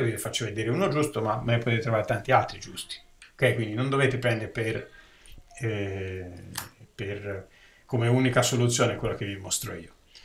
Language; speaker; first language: Italian; native; Italian